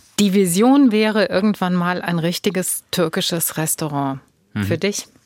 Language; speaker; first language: German; native; German